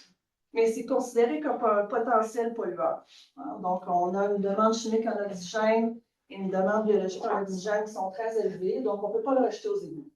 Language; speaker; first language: French; native; French